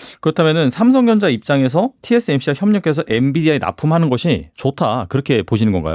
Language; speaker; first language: Korean; native; Korean